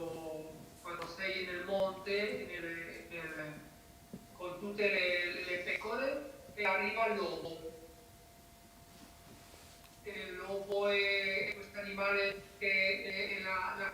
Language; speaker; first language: Italian; non-native, learner; Spanish